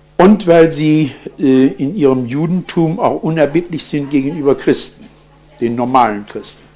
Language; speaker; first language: German; native; German